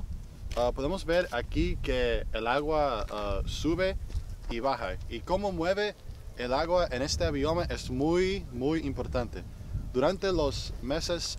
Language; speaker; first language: Spanish; non-native, fluent; English